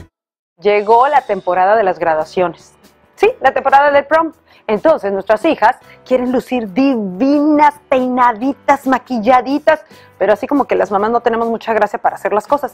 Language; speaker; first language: Spanish; native; Spanish